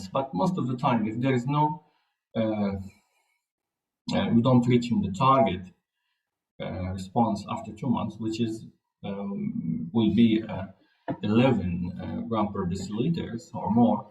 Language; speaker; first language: English; non-native, fluent; Arabic